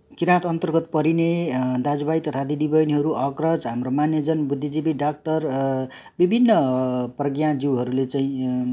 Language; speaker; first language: Nepali; non-native, local second language; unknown